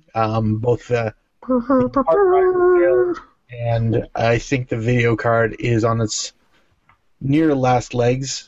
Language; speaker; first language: English; native; English